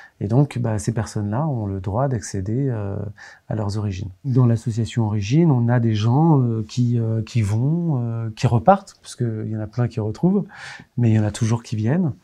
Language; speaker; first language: French; native; French